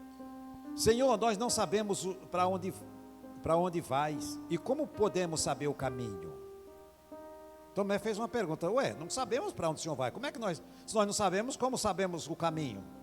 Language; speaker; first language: Portuguese; native; Portuguese